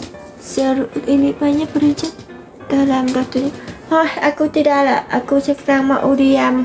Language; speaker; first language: Indonesian; non-native, learner; Vietnamese